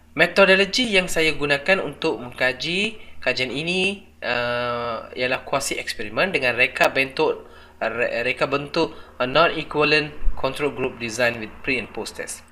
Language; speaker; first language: Malay; non-native, local second language; Tamil